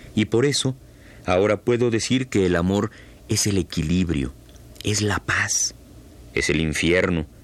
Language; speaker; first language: Spanish; native; Spanish